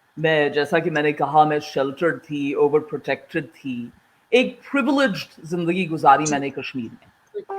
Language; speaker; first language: Urdu; non-native, local second language; Kashmiri